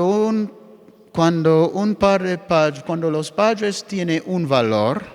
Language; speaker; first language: Spanish; non-native, fluent; English